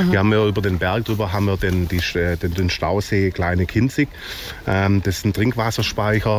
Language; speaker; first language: German; native; German